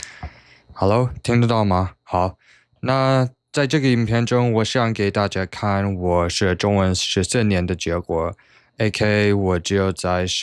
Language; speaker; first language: Chinese; non-native, learner; English